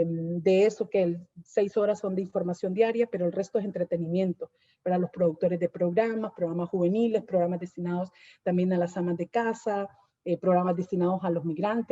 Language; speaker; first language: Spanish; native; Spanish